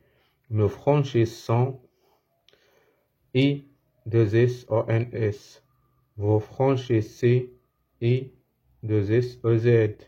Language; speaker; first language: French; non-native, fluent; Arabic